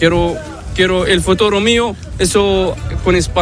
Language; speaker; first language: Spanish; non-native, learner; Arabic